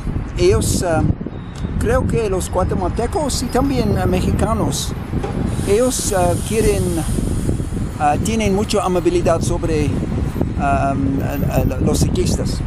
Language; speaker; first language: Spanish; non-native, fluent; English